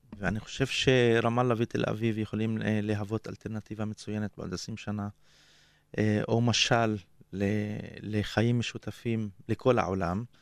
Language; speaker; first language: Hebrew; non-native, local second language; Arabic